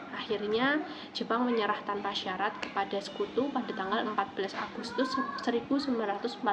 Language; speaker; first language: Indonesian; native; Indonesian